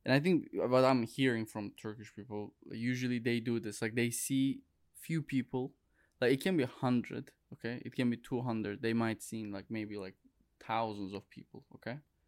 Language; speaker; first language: English; non-native, fluent; Turkish